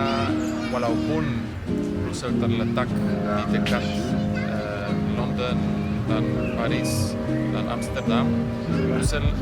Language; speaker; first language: Indonesian; non-native, fluent; Polish